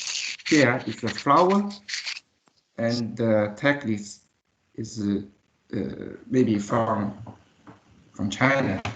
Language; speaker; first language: English; non-native, learner; Chinese